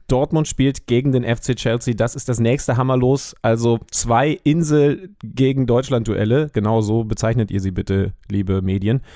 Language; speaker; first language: German; native; German